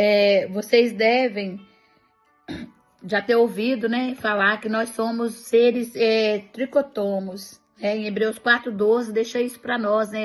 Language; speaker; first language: Portuguese; native; Portuguese